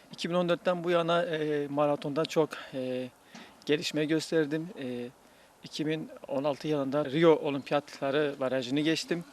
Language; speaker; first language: Turkish; native; Turkish